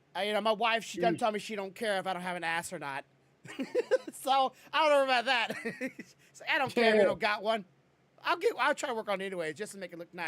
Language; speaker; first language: English; native; English